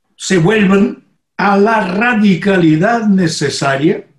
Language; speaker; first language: Spanish; non-native, fluent; Portuguese